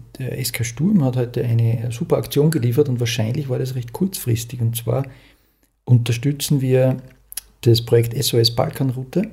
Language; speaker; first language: German; native; German